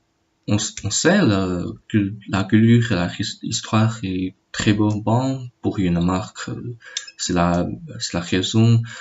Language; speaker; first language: French; non-native, learner; Chinese